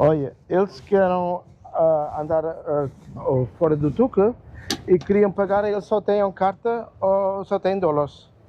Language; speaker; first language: Portuguese; non-native, learner; German